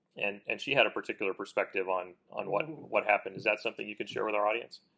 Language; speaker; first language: English; native; English